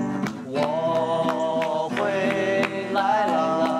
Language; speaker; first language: Chinese; native; Chinese